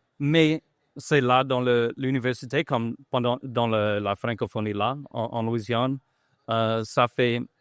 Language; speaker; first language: French; non-native, local second language; English